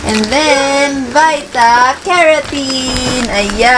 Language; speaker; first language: Filipino; native; Filipino